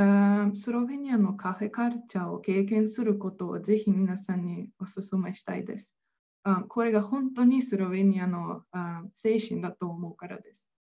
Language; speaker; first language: Japanese; non-native, fluent; Slovenian